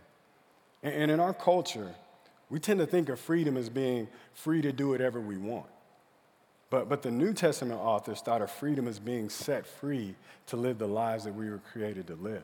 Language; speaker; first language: English; native; English